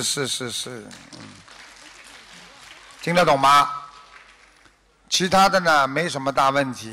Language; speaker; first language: Chinese; native; Chinese